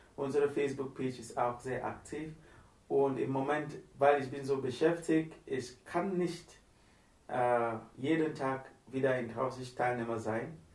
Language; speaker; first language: German; non-native, learner; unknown